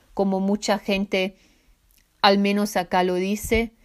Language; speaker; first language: Spanish; non-native, fluent; Swiss German